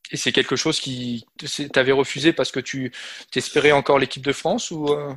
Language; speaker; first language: French; native; French